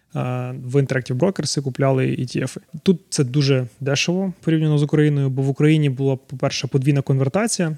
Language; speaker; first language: Ukrainian; native; Ukrainian